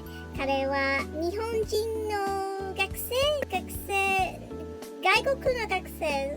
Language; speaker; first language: Japanese; non-native, learner; English